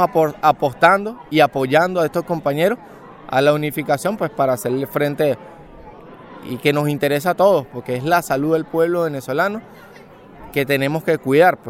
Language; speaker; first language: Spanish; native; Spanish